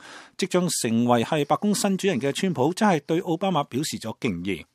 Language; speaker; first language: Chinese; non-native, local second language; Cantonese